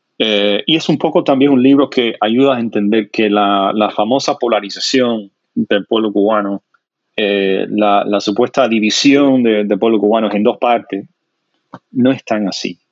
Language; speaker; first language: Spanish; non-native, fluent; English